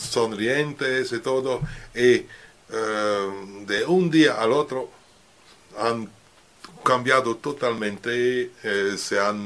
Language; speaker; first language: Spanish; non-native, learner; French